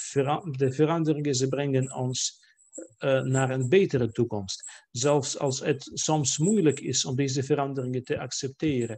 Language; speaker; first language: Dutch; non-native, fluent; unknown